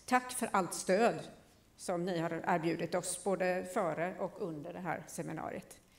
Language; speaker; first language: Swedish; native; Swedish